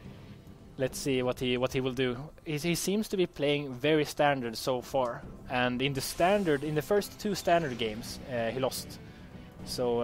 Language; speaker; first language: English; non-native, fluent; Swedish